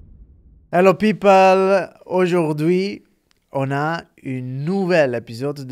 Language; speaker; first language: French; non-native, fluent; Italian